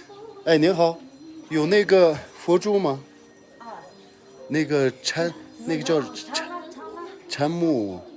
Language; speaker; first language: Chinese; non-native, fluent; Mongolian